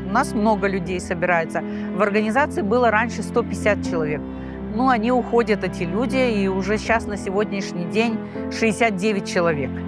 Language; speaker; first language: Russian; non-native, local second language; Gagauz